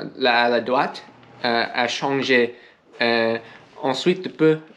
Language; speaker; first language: French; non-native, learner; English